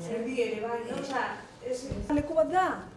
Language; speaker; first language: Basque; non-native, local second language; Spanish